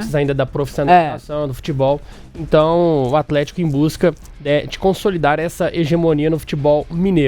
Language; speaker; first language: Portuguese; native; Portuguese